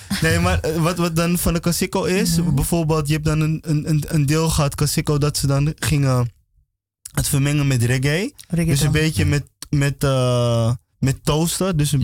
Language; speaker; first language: Dutch; native; Dutch